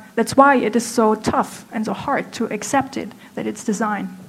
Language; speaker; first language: English; non-native, fluent; German